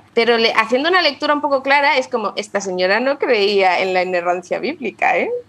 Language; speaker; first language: Spanish; native; Spanish